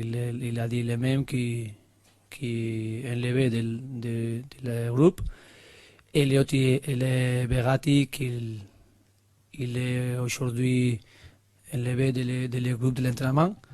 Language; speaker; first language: French; non-native, learner; Spanish